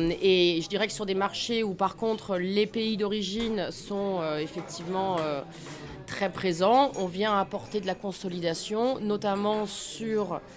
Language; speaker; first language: French; native; French